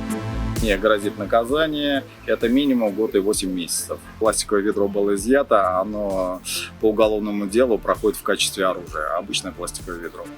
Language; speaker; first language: Russian; native; Russian